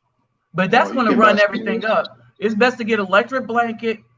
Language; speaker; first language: English; native; English